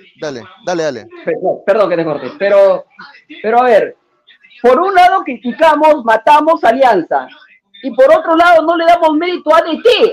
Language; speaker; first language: Spanish; native; Spanish